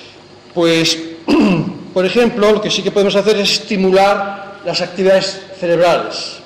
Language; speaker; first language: Spanish; native; Spanish